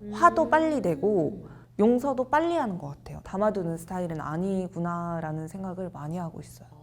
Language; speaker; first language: Korean; non-native, fluent; Mongolian